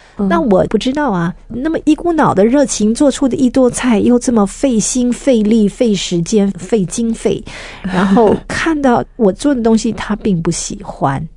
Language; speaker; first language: Chinese; native; Chinese